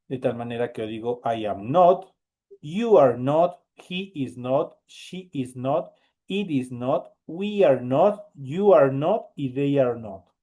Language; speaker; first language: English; non-native, fluent; Spanish